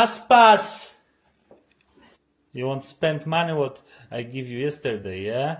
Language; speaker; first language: English; non-native, learner; Polish